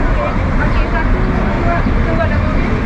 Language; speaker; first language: Indonesian; non-native, learner; English